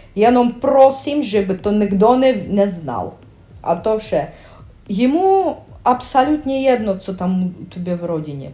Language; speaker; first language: Czech; non-native, learner; Russian